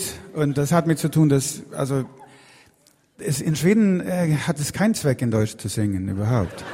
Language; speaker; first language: German; non-native, fluent; Swedish